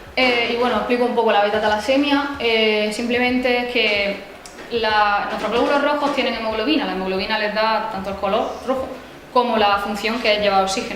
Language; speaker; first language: Spanish; native; Spanish